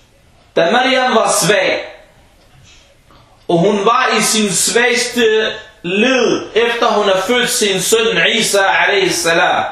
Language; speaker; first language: Danish; early bilingual, other home language; Arabic